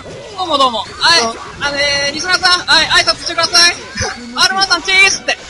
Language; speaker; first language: Japanese; native; Japanese